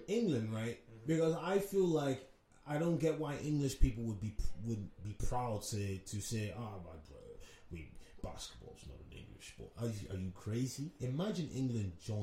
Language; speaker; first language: English; native; English